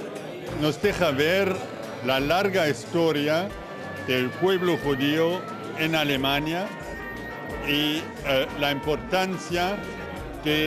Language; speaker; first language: Spanish; non-native, fluent; German